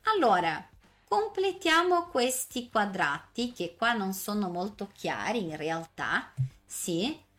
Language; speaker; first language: Italian; non-native, fluent; Portuguese